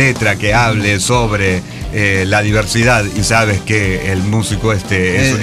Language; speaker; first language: Spanish; native; Spanish